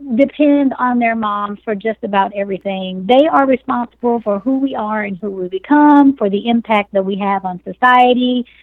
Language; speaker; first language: English; native; English